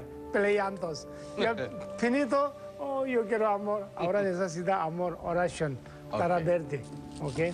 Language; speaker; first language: Spanish; non-native, learner; Tibetan